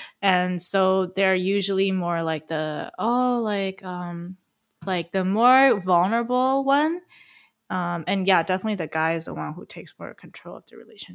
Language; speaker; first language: English; early bilingual, other home language; Chinese